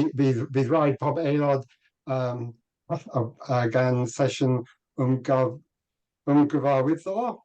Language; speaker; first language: Welsh; non-native, learner; English